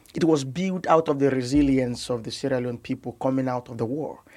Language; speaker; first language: English; non-native, local second language; Igbo